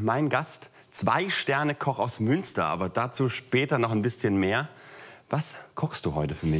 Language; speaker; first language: German; native; German